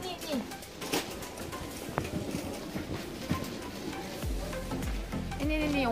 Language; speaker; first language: Indonesian; non-native, fluent; Korean